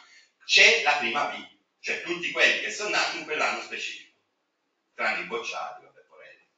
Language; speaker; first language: Italian; native; Italian